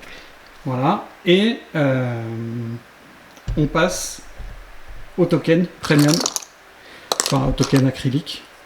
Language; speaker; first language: French; native; French